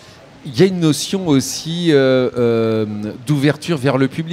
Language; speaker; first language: French; native; French